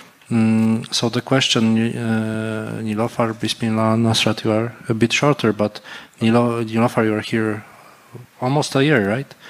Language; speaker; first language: English; non-native, fluent; Polish